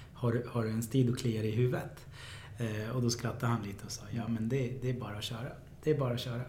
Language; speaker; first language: Swedish; early bilingual, other home language; Arabic